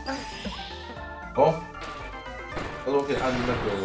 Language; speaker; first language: Chinese; native; Chinese